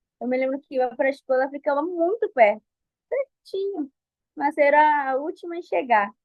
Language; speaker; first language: Portuguese; non-native, fluent; Spanish